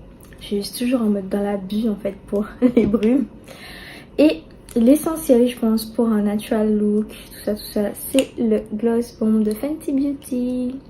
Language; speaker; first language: French; native; French